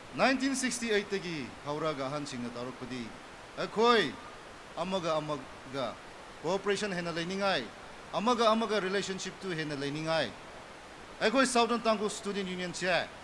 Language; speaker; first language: Manipuri; non-native, local second language; Tangkhul Naga (India)